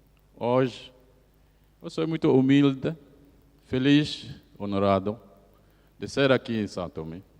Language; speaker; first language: Portuguese; non-native, fluent; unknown